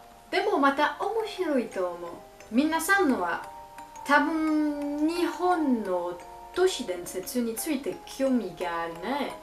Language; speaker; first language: Japanese; non-native, learner; French